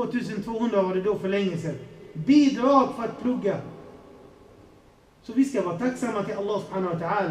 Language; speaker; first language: Swedish; non-native, fluent; Arabic